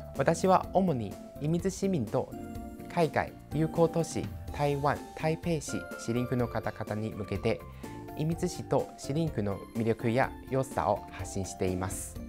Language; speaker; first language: Japanese; non-native, fluent; Chinese